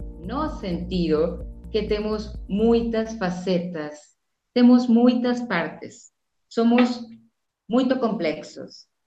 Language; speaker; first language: Spanish; non-native, fluent; Portuguese